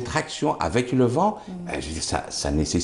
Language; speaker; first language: French; non-native, local second language; Arabic